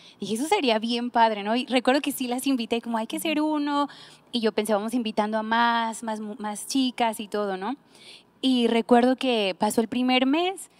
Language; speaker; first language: Spanish; native; Spanish